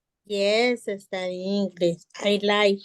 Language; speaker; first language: English; non-native, learner; Spanish